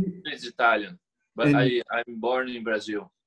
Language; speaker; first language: English; non-native, learner; Portuguese